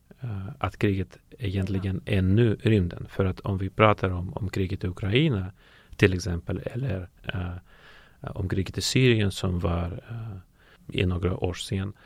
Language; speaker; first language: Swedish; non-native, fluent; Russian